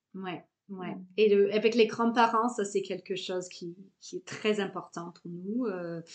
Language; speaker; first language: French; non-native, fluent; English